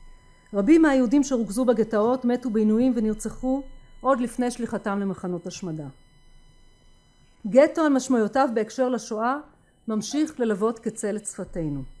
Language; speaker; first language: Hebrew; native; Hebrew